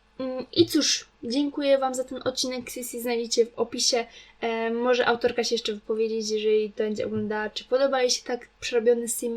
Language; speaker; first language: Polish; native; Polish